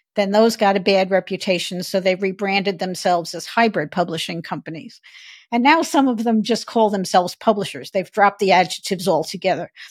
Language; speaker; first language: English; native; English